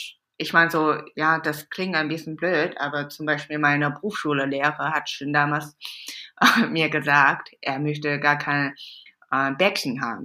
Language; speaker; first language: German; non-native, fluent; Chinese